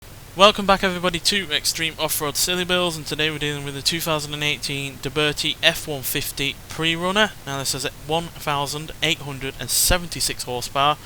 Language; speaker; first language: English; native; English